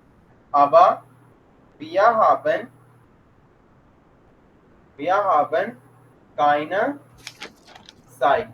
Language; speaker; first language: German; non-native, fluent; Urdu